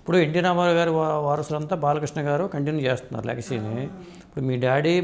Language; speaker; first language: Telugu; native; Telugu